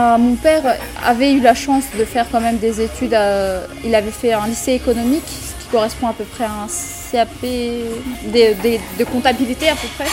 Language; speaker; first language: French; early bilingual, other home language; Romanian